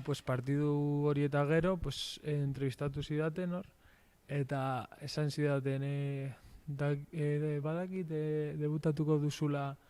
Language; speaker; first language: Basque; non-native, local second language; Spanish